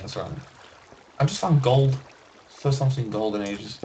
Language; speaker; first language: English; native; English